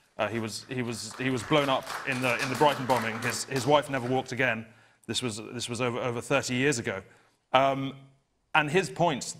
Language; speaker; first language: English; native; English